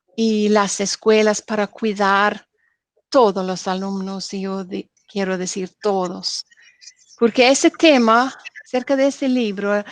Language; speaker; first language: Spanish; non-native, learner; Norwegian